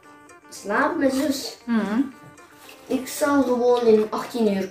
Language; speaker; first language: Dutch; early bilingual, other home language; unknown